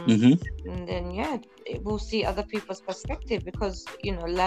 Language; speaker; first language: English; non-native, local second language; Ganda